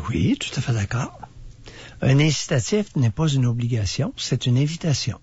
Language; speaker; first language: French; native; French